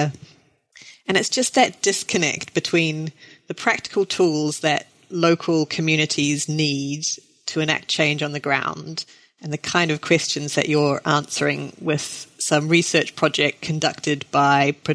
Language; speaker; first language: English; native; English